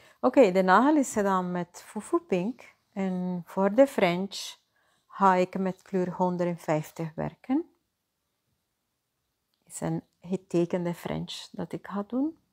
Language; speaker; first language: Dutch; non-native, fluent; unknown